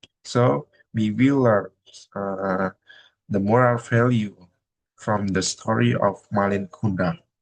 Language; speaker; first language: English; non-native, learner; Indonesian